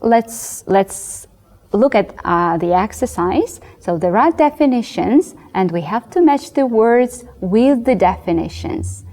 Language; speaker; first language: English; non-native, fluent; Georgian